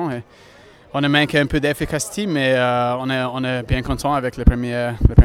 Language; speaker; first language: French; non-native, learner; English